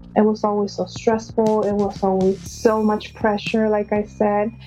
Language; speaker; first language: English; early bilingual, other home language; Spanish